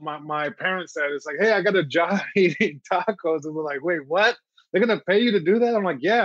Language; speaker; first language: English; early bilingual, other home language; Spanish